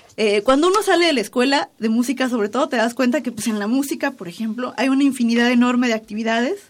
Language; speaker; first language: Spanish; native; Spanish